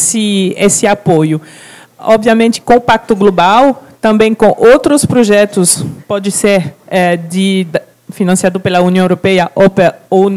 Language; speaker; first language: Portuguese; non-native, fluent; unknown